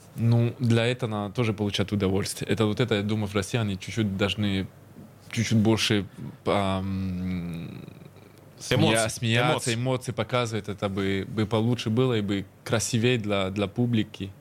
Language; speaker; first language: Russian; early bilingual, heritage; Russian